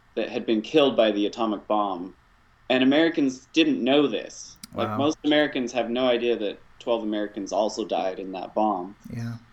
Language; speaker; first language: English; native; English